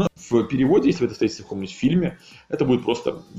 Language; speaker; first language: Russian; native; Russian